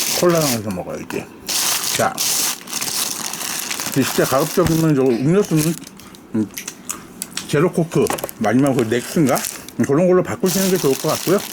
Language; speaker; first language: Korean; native; Korean